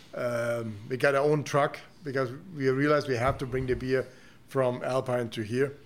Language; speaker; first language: English; non-native, fluent; German